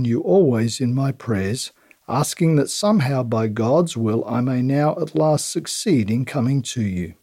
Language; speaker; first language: English; native; English